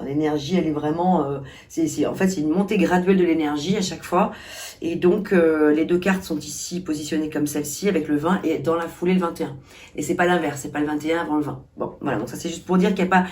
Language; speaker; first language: French; native; French